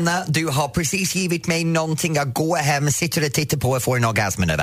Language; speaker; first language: Swedish; non-native, fluent; English